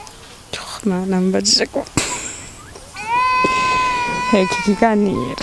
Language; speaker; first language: French; non-native, learner; Rundi